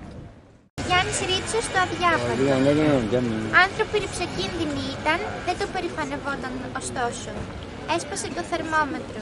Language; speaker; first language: Greek; native; Greek